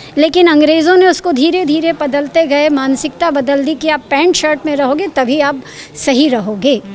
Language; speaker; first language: Hindi; native; Hindi